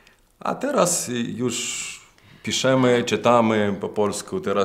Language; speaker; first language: Polish; non-native, fluent; Russian